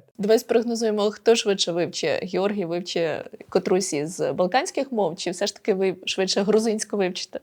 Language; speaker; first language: Ukrainian; native; Ukrainian